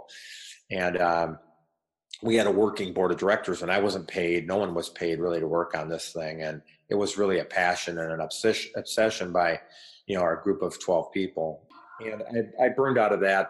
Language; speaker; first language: English; native; English